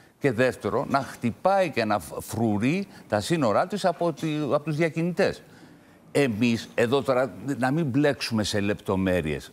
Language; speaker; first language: Greek; native; Greek